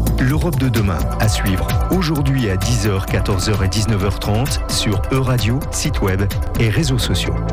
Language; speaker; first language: French; native; French